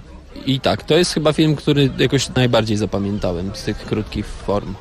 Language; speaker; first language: Polish; native; Polish